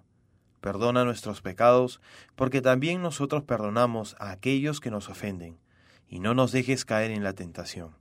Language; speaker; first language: Spanish; native; Spanish